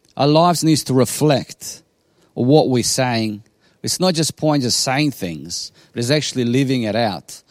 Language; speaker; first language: English; non-native, fluent; Bosnian